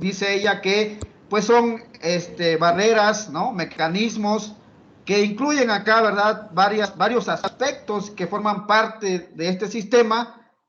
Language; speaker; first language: Spanish; native; Spanish